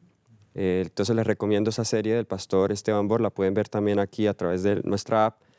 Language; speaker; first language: Spanish; native; Spanish